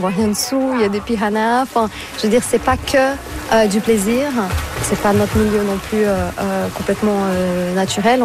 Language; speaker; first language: French; non-native, fluent; Portuguese